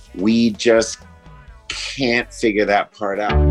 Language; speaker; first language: English; native; English